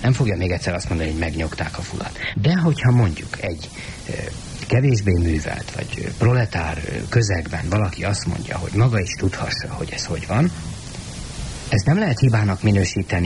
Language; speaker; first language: Hungarian; native; Hungarian